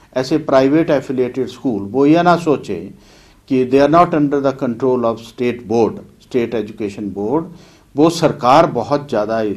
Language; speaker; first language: Hindi; native; Hindi